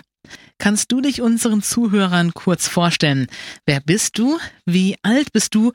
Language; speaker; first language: German; native; German